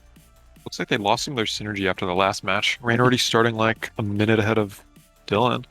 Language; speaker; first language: English; native; English